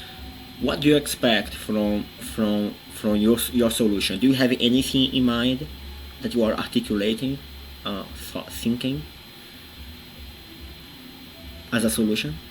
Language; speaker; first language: English; non-native, fluent; Portuguese